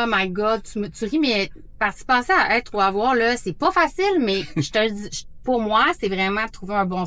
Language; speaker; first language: French; native; French